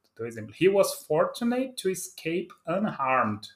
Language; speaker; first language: English; non-native, fluent; Portuguese